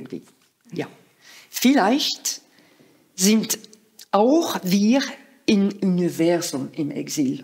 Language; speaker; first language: German; non-native, fluent; French